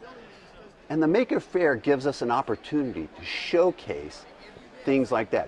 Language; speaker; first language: English; native; English